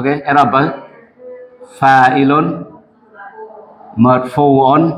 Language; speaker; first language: Arabic; non-native, fluent; Western Cham